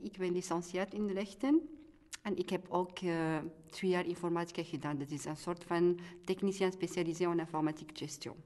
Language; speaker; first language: Dutch; non-native, learner; Arabic